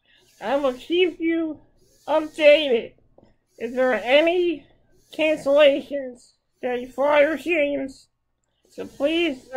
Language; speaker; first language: English; native; English